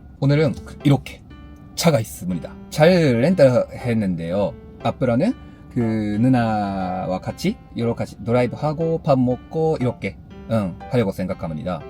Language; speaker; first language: Korean; non-native, learner; Japanese